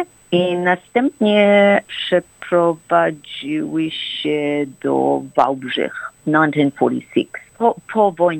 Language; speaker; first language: Polish; early bilingual, heritage; Polish